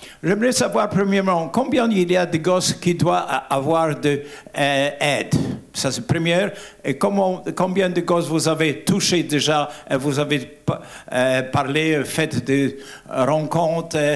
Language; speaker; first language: French; non-native, fluent; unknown